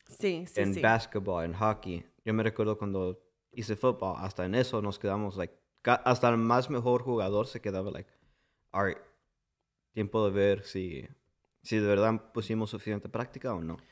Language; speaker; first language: Spanish; early bilingual, heritage; English